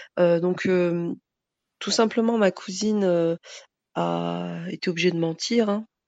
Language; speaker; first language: French; early bilingual, other home language; Arabic